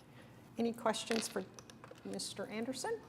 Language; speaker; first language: English; native; English